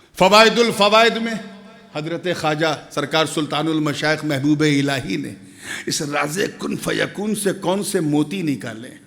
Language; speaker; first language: Urdu; native; Urdu